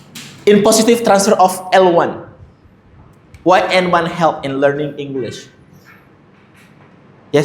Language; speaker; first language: English; non-native, fluent; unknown